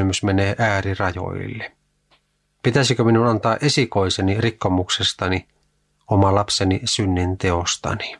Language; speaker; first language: Finnish; native; Finnish